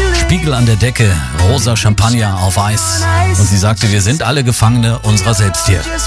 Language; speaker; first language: German; native; German